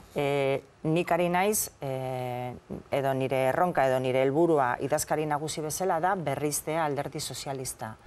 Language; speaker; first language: Basque; non-native, local second language; Spanish